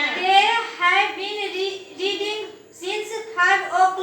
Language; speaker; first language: English; non-native, learner; Hindi